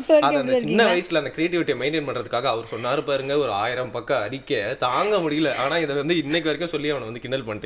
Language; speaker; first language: Tamil; native; Tamil